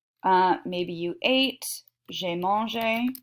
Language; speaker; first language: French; non-native, fluent; English